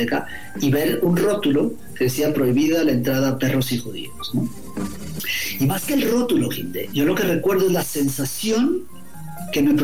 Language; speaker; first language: Spanish; native; Spanish